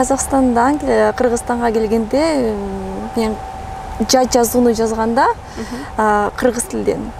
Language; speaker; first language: Kyrgyz; early bilingual, other home language; Russian